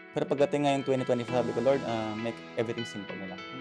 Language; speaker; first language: Filipino; native; Filipino